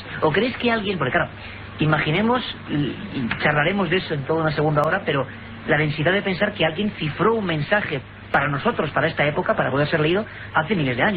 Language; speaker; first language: Spanish; native; Spanish